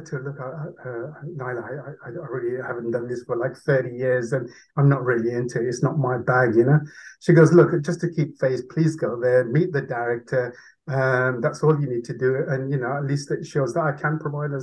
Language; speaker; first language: English; non-native, local second language; Urdu